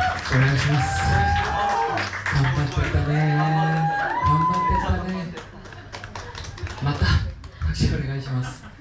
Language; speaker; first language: Japanese; non-native, learner; Korean